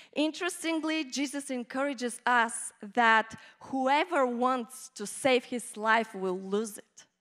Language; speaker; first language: English; non-native, fluent; Bulgarian